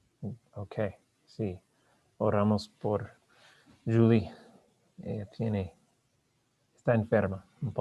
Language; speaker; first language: Spanish; non-native, learner; English